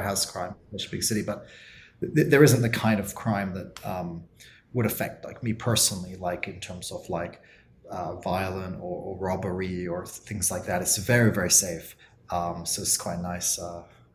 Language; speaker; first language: English; native; English